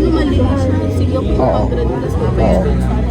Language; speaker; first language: Filipino; native; Filipino